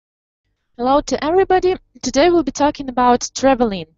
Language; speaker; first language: English; non-native, fluent; Russian